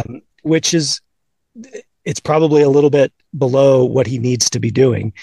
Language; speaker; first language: English; native; English